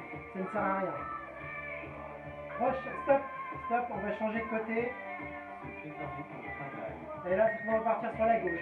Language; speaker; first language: French; native; French